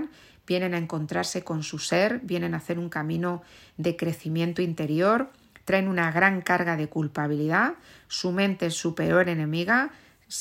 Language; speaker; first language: Spanish; native; Spanish